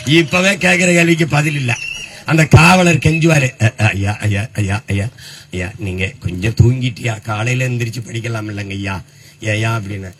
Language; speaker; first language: Tamil; native; Tamil